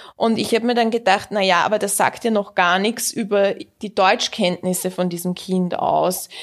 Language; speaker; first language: German; native; German